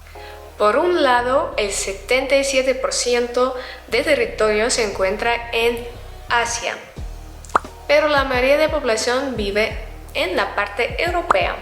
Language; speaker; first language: Spanish; non-native, fluent; Russian